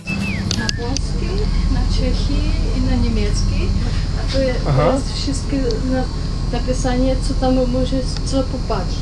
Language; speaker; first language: Polish; non-native, learner; Czech